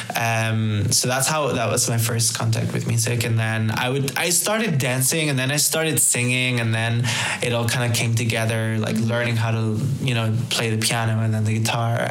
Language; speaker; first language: English; early bilingual, other home language; Spanish